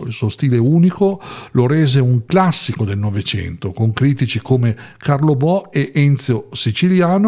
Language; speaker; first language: Italian; native; Italian